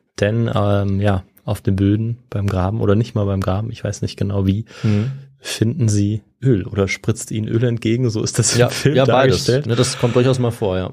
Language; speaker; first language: German; native; German